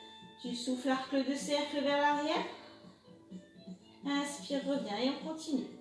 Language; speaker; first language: French; native; French